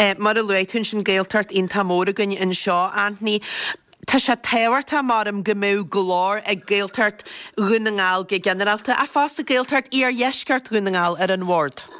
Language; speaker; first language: Irish; native; Irish